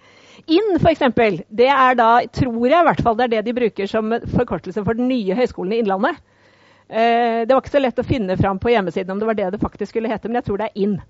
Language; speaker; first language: Norwegian; native; Norwegian